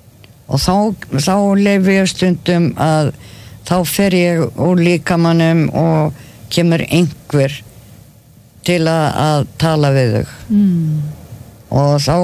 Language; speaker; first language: Icelandic; non-native, fluent; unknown